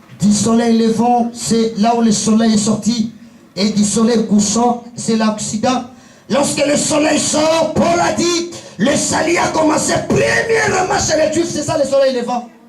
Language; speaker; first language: French; non-native, local second language; Lingala